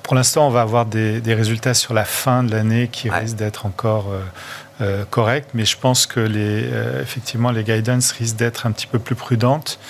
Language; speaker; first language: French; non-native, fluent; Portuguese